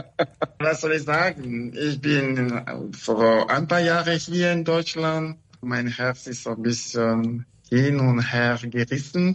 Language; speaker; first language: German; non-native, learner; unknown